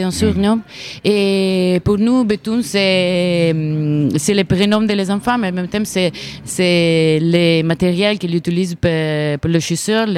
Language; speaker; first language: French; non-native, learner; Italian